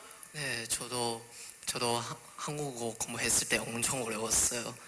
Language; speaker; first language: Korean; non-native, learner; Chinese